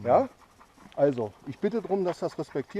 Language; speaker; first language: German; native; German